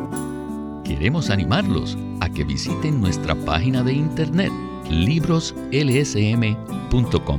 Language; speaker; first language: Spanish; native; Spanish